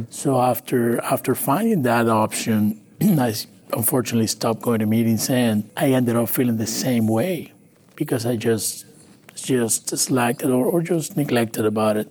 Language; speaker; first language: English; non-native, fluent; Spanish